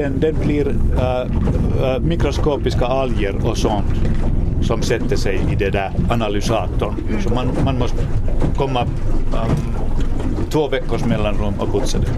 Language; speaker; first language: Swedish; non-native, local second language; Finnish